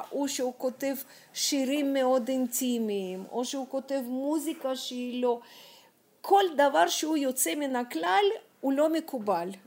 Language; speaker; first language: Hebrew; non-native, fluent; Russian